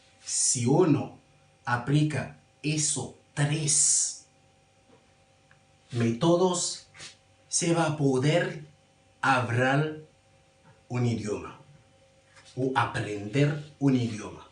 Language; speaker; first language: Spanish; non-native, learner; Haitian Creole